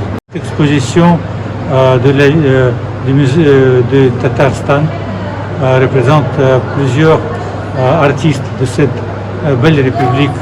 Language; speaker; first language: French; non-native, fluent; Russian